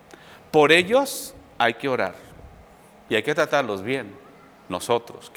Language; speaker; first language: Spanish; native; Spanish